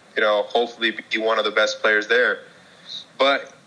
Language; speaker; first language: English; native; English